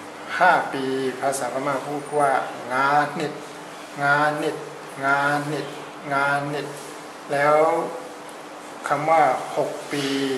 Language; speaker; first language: Thai; non-native, fluent; Burmese